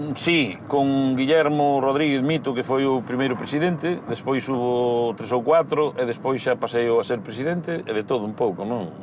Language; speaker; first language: Galician; native; Galician